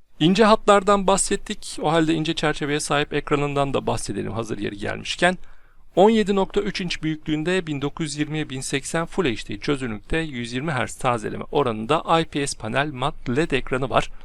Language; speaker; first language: Turkish; native; Turkish